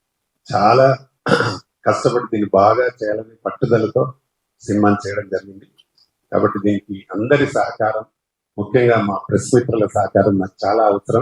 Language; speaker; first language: Telugu; native; Telugu